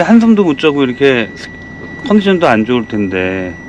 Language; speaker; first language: Korean; native; Korean